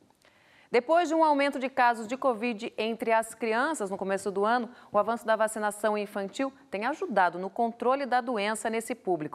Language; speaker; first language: Portuguese; native; Portuguese